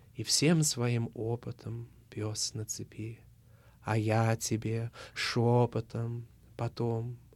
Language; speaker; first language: Russian; early bilingual, heritage; Russian